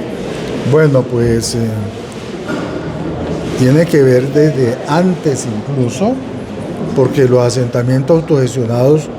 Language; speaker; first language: Spanish; native; Spanish